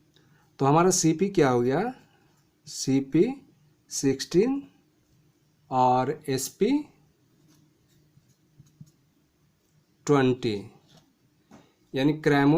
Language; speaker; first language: Hindi; native; Hindi